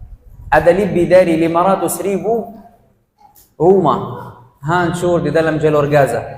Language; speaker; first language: Indonesian; non-native, fluent; Arabic